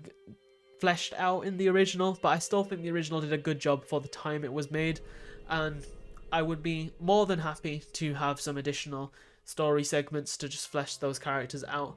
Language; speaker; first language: English; native; English